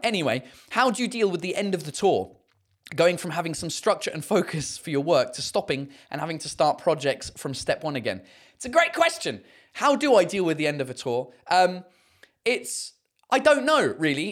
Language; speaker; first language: English; native; English